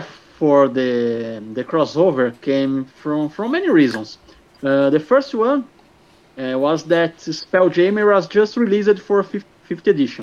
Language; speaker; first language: English; non-native, fluent; Portuguese